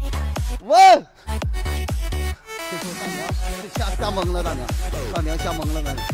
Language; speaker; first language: Chinese; native; Chinese